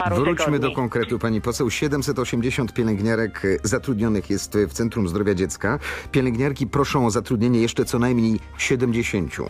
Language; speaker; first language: Polish; native; Polish